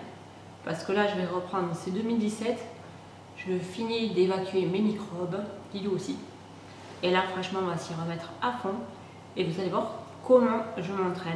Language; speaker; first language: French; native; French